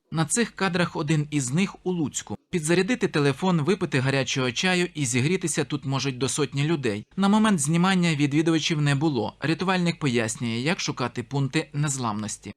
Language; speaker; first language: Ukrainian; native; Ukrainian